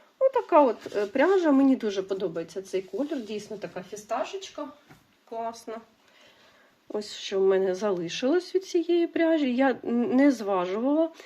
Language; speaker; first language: Ukrainian; non-native, local second language; Russian